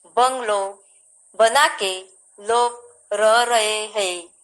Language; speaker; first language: Hindi; non-native, local second language; Marathi